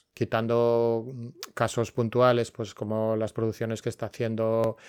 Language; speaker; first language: Spanish; non-native, local second language; Galician